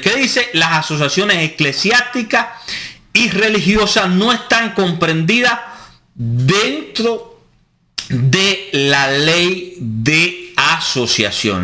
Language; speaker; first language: Spanish; native; Spanish